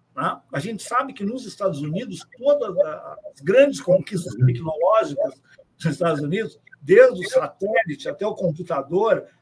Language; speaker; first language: Portuguese; native; Portuguese